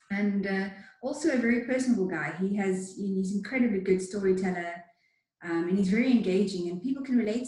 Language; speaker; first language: English; native; English